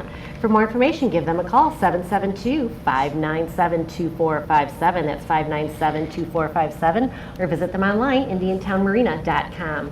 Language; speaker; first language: English; native; English